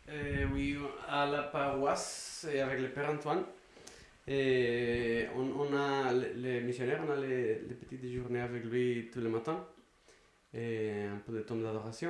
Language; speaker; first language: French; non-native, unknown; Spanish